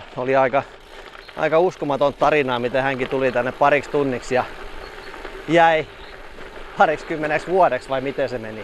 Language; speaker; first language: Finnish; native; Finnish